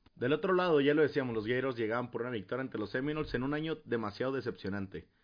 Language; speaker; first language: Spanish; native; Spanish